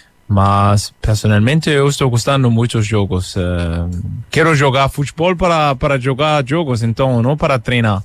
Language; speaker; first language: Portuguese; non-native, fluent; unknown